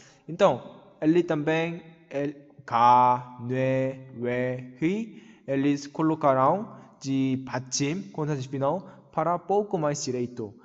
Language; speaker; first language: Portuguese; non-native, learner; Korean